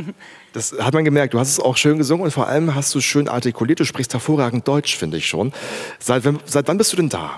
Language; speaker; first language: German; native; German